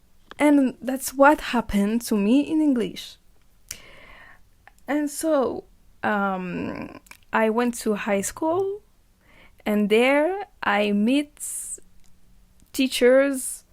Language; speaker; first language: English; non-native, learner; French